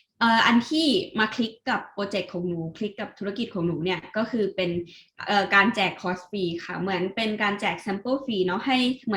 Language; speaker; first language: Thai; native; Thai